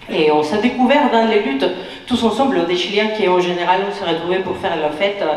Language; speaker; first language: French; non-native, fluent; Spanish